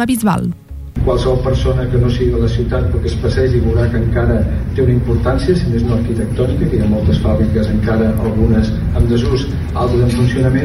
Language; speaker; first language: Catalan; native; Catalan